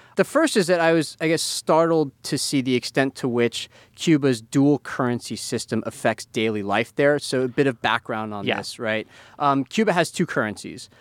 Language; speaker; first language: English; early bilingual, other home language; Spanish